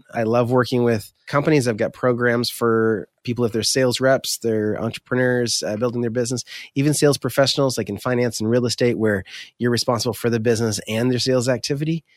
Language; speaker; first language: English; native; English